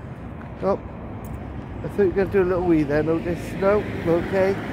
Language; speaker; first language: English; native; English